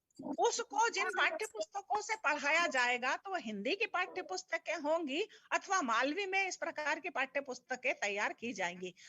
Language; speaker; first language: Hindi; native; Hindi